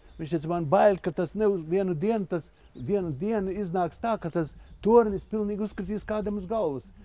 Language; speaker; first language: Latvian; early bilingual, heritage; Latvian